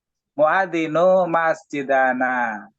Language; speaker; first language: Arabic; non-native, learner; Indonesian